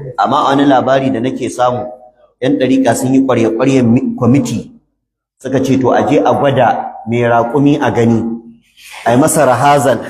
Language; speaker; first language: Hausa; native; Hausa